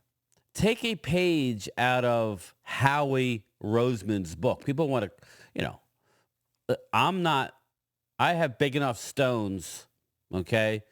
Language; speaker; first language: English; native; English